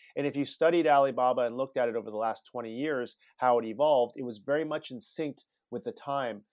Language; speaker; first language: English; native; English